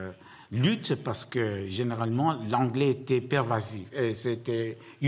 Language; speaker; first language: French; non-native, learner; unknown